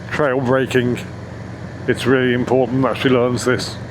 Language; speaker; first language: English; native; English